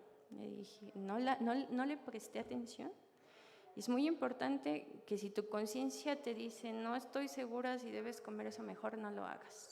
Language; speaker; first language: Spanish; native; Spanish